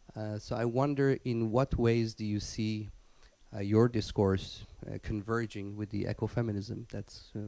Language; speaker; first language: English; non-native, fluent; Persian